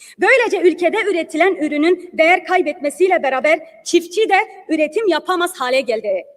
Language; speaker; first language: Turkish; non-native, local second language; Kurdish